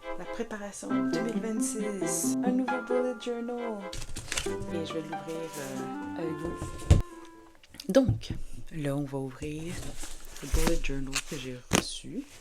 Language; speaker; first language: French; native; French